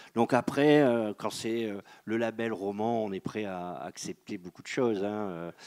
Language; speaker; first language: French; native; French